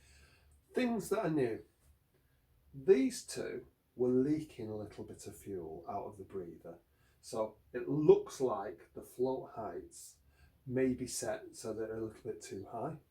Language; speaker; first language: English; native; English